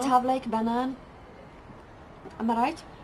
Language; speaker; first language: English; non-native, learner; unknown